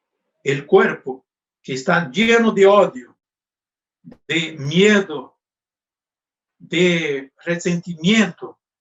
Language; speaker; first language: Spanish; non-native, fluent; Portuguese